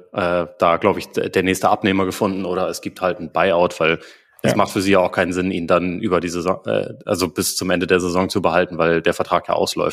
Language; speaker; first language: German; native; German